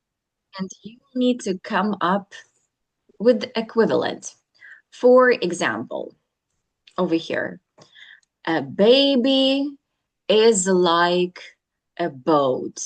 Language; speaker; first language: English; non-native, fluent; Russian